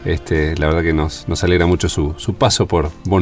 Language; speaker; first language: Spanish; native; Spanish